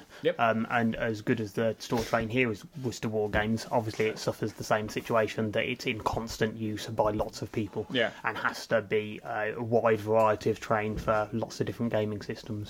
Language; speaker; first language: English; native; English